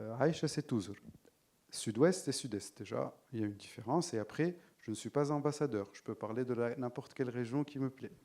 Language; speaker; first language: French; non-native, local second language; Arabic